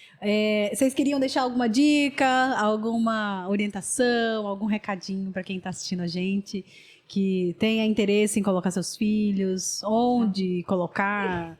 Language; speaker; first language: Portuguese; native; Portuguese